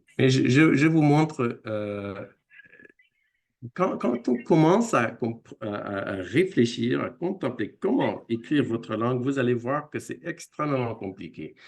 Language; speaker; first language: French; non-native, fluent; English